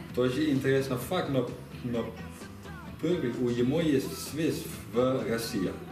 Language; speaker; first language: Russian; non-native, learner; Dutch